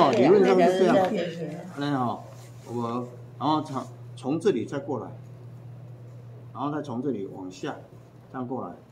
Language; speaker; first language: Chinese; native; Chinese